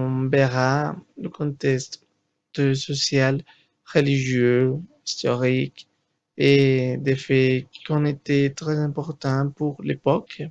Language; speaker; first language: French; non-native, learner; Spanish